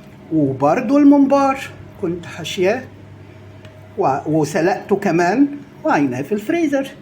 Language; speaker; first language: Arabic; native; Arabic